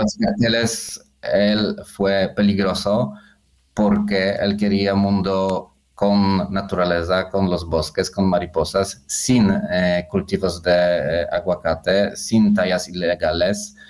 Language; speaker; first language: Spanish; non-native, learner; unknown